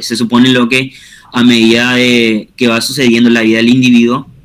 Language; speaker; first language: Spanish; native; Spanish